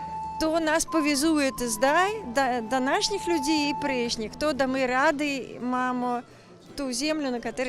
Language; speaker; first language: Slovenian; non-native, learner; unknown